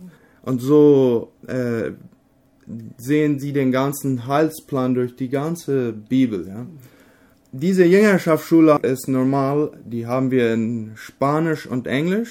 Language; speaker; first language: German; non-native, local second language; Low German